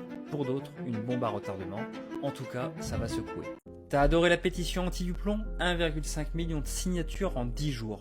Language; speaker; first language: French; native; French